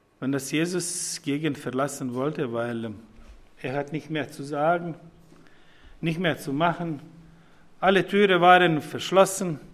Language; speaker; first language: German; non-native, fluent; Serbian